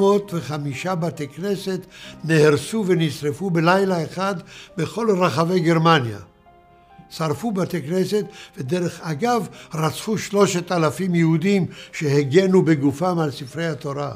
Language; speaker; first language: Hebrew; early bilingual, other home language; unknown